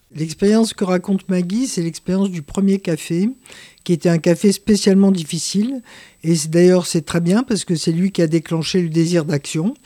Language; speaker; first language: French; native; French